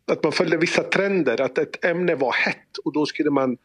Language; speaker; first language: Swedish; early bilingual, other home language; Bosnian